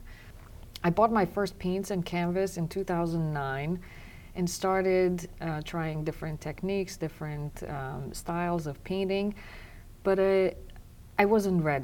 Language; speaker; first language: English; non-native, fluent; Romanian